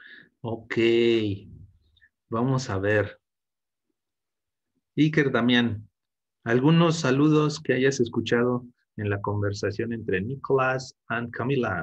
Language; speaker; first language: Spanish; native; Spanish